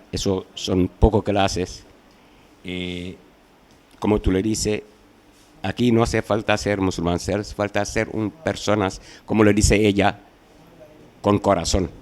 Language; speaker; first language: Spanish; non-native, fluent; Wolof